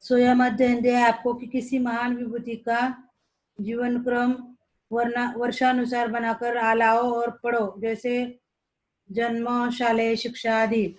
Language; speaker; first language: Hindi; non-native, local second language; Marathi